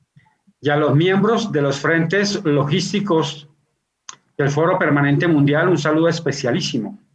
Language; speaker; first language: Spanish; native; Spanish